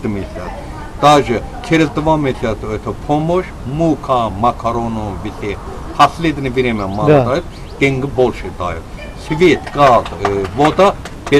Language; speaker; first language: Russian; non-native, learner; Azerbaijani